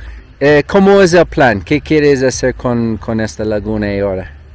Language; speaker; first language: Spanish; non-native, learner; English